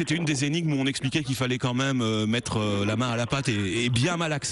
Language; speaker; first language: French; native; French